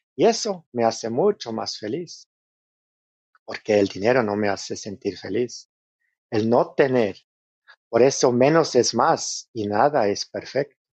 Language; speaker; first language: Spanish; non-native, fluent; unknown